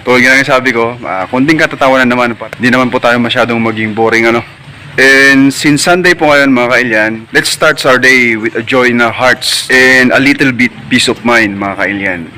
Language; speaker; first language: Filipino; non-native, local second language; Iloko